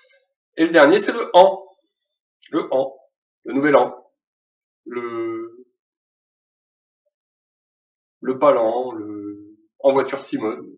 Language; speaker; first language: French; native; French